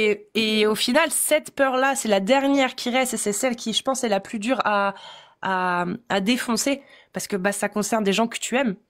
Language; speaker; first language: French; native; French